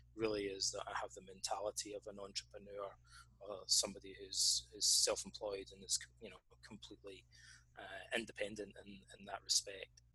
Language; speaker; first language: English; native; English